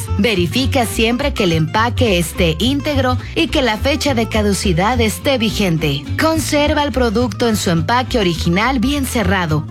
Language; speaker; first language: Spanish; native; Spanish